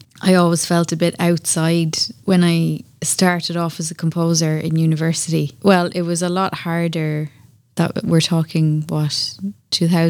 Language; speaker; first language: English; native; English